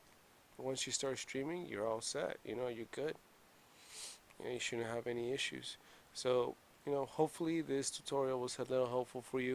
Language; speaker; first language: English; native; English